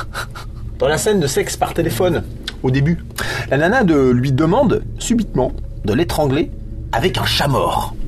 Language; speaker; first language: French; native; French